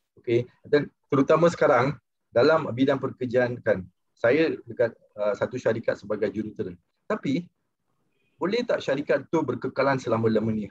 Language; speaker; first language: Malay; non-native, local second language; Tamil